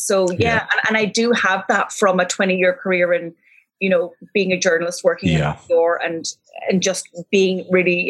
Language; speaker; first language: English; native; English